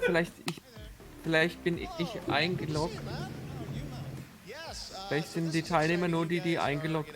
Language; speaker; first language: German; native; German